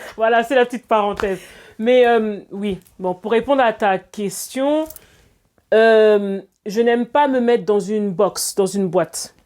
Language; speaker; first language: French; early bilingual, other home language; Lingala